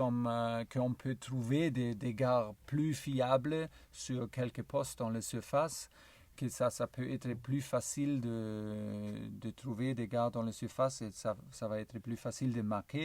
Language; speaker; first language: French; non-native, learner; German